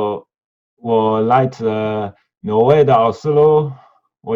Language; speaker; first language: Chinese; non-native, learner; Norwegian